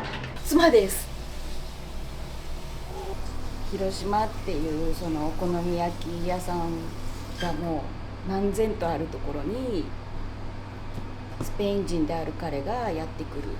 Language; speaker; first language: Japanese; native; Japanese